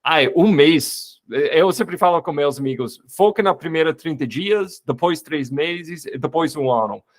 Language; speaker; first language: Portuguese; non-native, fluent; English